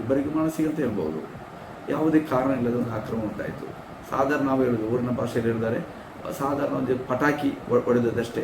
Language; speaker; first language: Kannada; non-native, local second language; Tulu